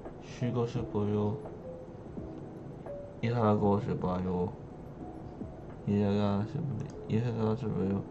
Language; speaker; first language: Korean; non-native, learner; English